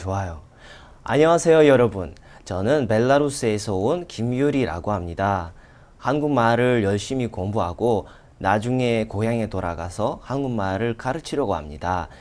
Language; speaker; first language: Korean; non-native, fluent; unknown